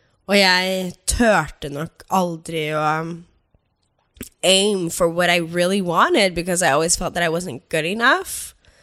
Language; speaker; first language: English; early bilingual, other home language; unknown